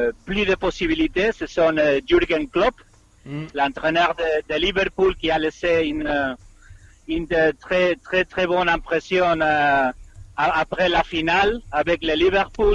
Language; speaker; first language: French; non-native, fluent; Spanish